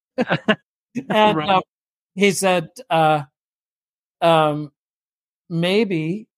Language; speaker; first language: English; native; English